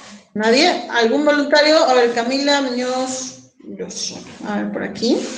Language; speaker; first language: Spanish; native; Spanish